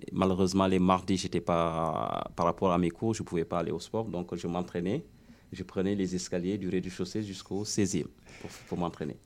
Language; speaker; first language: French; non-native, local second language; Wolof